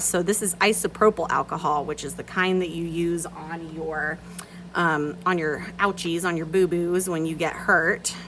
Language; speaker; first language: English; native; English